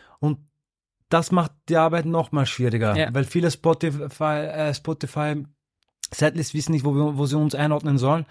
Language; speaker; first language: German; early bilingual, other home language; Turkish